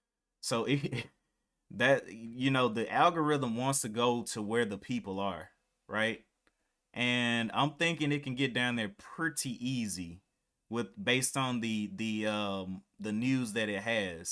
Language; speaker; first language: English; native; English